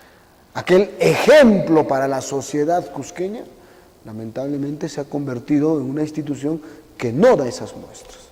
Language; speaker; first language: Spanish; native; Spanish